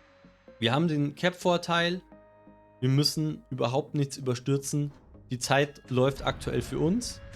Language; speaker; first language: German; native; German